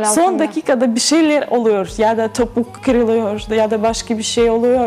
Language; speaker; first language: Turkish; non-native, learner; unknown